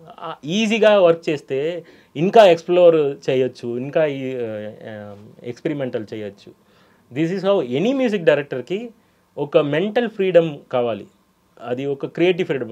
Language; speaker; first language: Telugu; non-native, local second language; Tamil